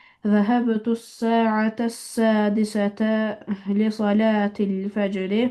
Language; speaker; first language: Arabic; non-native, learner; Albanian